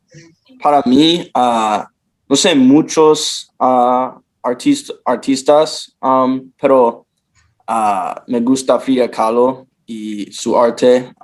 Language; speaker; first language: Spanish; non-native, learner; English